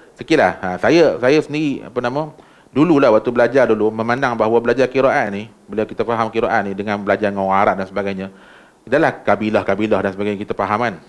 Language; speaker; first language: Malay; native; Malay